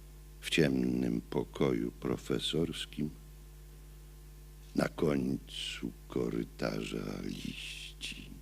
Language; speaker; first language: Polish; native; Polish